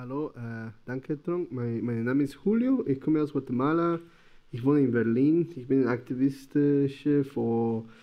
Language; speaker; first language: German; non-native, learner; Spanish